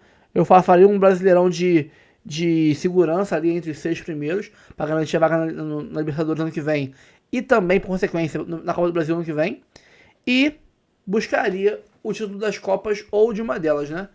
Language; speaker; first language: Portuguese; native; Portuguese